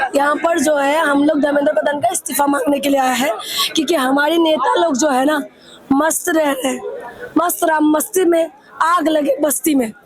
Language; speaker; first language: Hindi; non-native, local second language; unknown